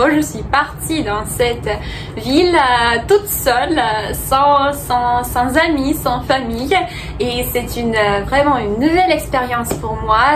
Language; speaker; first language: French; non-native, fluent; Russian